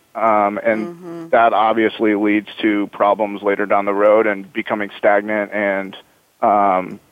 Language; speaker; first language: English; native; English